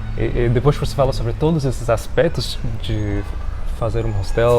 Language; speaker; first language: Portuguese; non-native, fluent; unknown